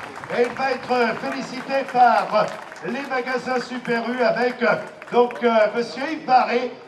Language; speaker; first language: French; native; French